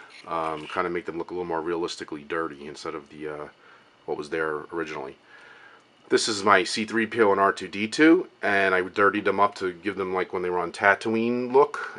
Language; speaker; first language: English; native; English